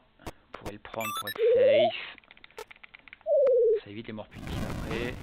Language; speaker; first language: French; native; French